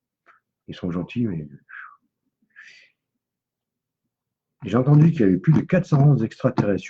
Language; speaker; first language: French; native; French